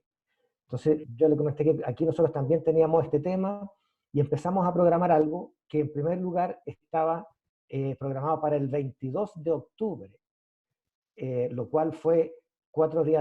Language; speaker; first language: Spanish; native; Spanish